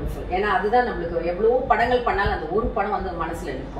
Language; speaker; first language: Tamil; native; Tamil